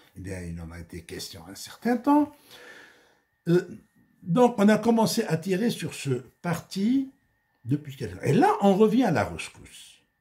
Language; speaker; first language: French; non-native, local second language; Arabic